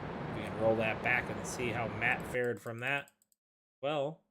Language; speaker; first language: English; native; English